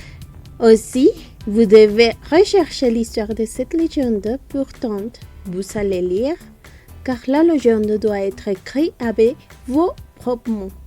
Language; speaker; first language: French; non-native, learner; Spanish